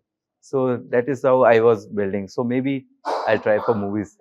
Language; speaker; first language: Telugu; non-native, learner; Hindi